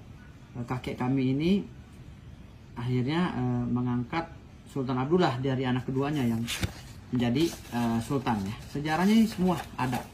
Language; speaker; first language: Indonesian; native; Indonesian